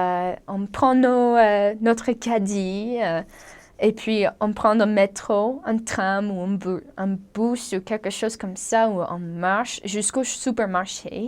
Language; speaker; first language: French; non-native, learner; English